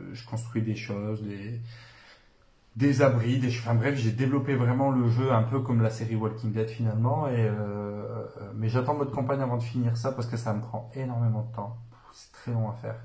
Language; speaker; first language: French; native; French